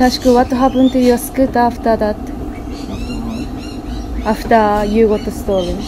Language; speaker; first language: English; non-native, learner; Japanese